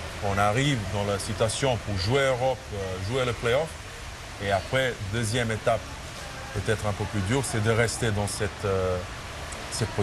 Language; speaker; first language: French; non-native, fluent; Serbian